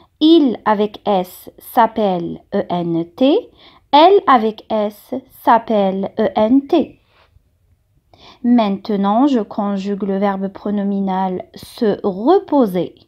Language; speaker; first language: French; non-native, local second language; Arabic